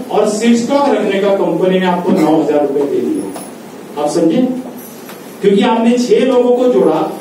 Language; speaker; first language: Hindi; non-native, local second language; Marathi